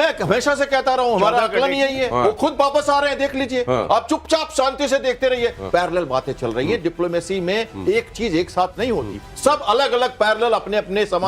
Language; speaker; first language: Hindi; native; Hindi